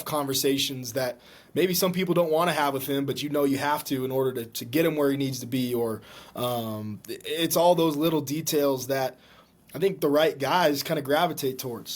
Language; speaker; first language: English; native; English